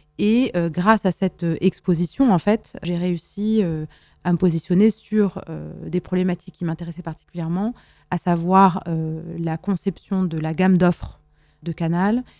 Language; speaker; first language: French; non-native, local second language; Arabic